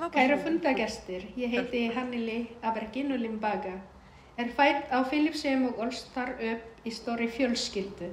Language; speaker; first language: Icelandic; non-native, fluent; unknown